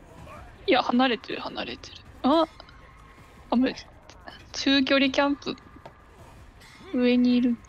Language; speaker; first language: Japanese; native; Japanese